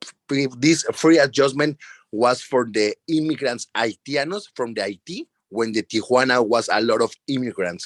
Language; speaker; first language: English; non-native, learner; Spanish